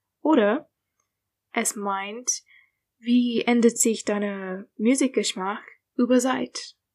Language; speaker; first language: German; non-native, learner; English